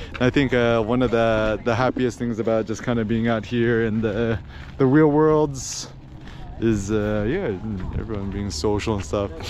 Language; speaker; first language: English; early bilingual, other home language; Korean